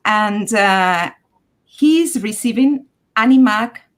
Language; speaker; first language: English; non-native, fluent; Catalan